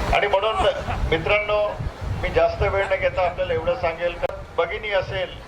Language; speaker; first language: Marathi; non-native, local second language; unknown